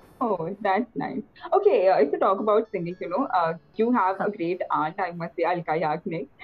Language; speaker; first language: English; non-native, local second language; Hindi